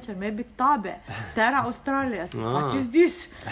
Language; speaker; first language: English; non-native, learner; Slovenian